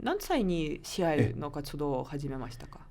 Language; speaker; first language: Japanese; non-native, learner; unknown